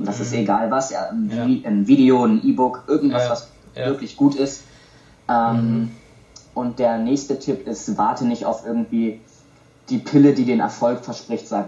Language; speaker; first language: German; native; German